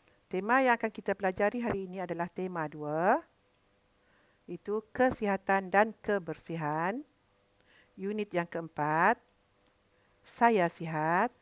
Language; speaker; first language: Malay; native; Malay